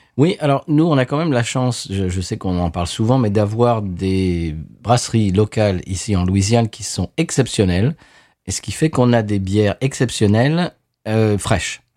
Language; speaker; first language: French; native; French